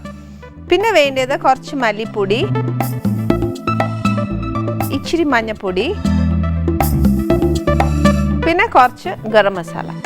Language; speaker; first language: Malayalam; native; Malayalam